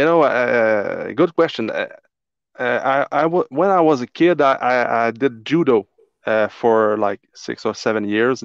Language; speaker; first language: English; native; English